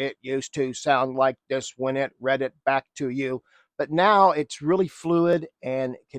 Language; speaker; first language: English; native; English